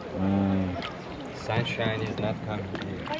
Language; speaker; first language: English; non-native, learner; Turkish